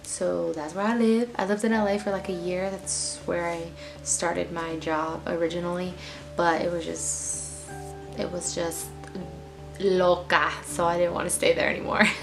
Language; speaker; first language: English; native; English